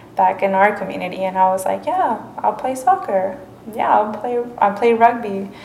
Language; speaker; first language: English; early bilingual, other home language; Spanish